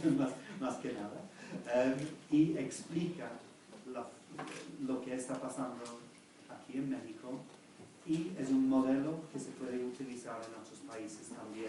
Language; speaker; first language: Spanish; non-native, fluent; English